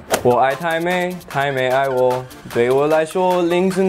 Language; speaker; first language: Chinese; non-native, fluent; English